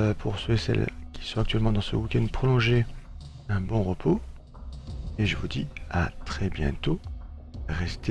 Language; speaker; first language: French; native; French